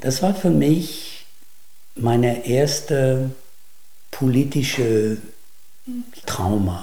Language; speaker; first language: German; non-native, fluent; English